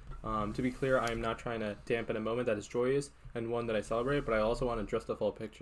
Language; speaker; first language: English; native; English